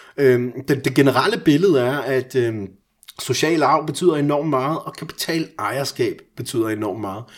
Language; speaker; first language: Danish; early bilingual, other home language; Persian